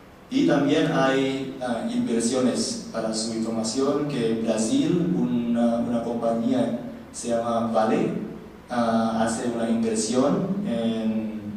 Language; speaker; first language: Spanish; non-native, learner; Indonesian